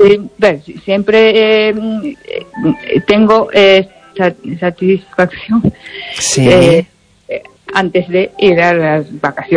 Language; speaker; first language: Spanish; non-native, learner; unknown